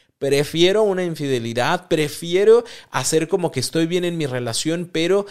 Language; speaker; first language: Spanish; native; Spanish